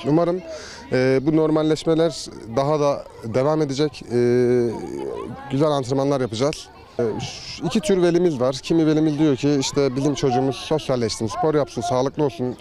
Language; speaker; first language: Turkish; native; Turkish